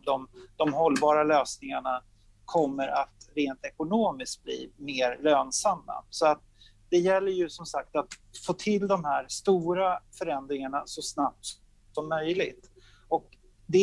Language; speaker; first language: Swedish; native; Swedish